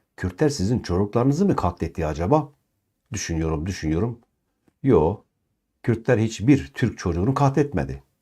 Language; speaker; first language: Turkish; non-native, local second language; Kurdish